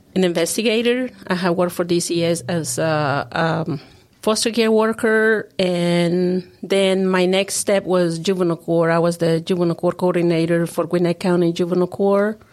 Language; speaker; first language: English; non-native, fluent; Spanish